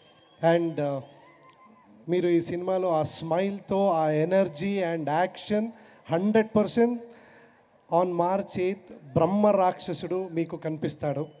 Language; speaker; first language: Telugu; non-native, fluent; Kannada